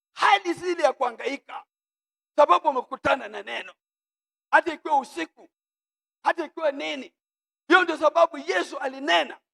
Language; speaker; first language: Swahili; non-native, local second language; Luo (Kenya and Tanzania)